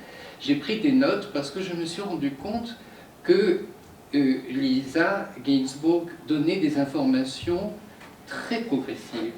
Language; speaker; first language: French; native; French